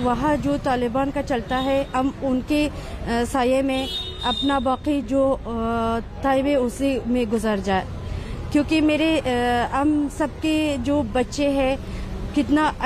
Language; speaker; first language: Hindi; non-native, fluent; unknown